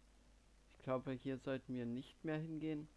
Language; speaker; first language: German; native; German